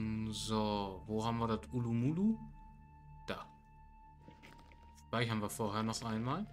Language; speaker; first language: German; native; German